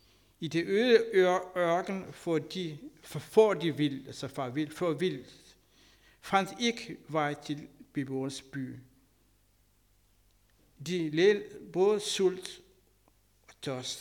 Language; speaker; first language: Danish; non-native, learner; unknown